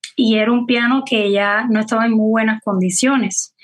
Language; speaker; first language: Spanish; native; Spanish